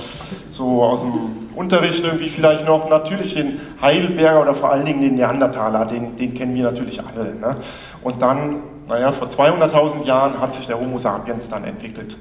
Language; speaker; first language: German; native; German